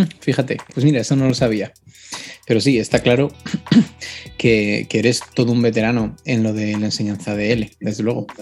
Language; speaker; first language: Spanish; native; Spanish